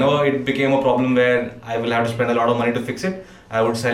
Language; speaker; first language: English; non-native, local second language; Konkani